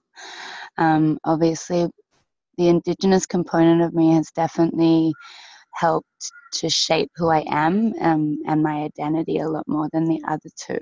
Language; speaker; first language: English; native; English